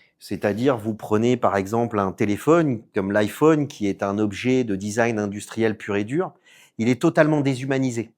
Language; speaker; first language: French; native; French